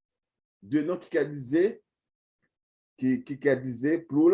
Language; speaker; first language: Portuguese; non-native, fluent; Haitian Creole